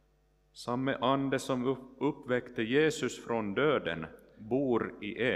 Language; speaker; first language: Swedish; non-native, local second language; Finnish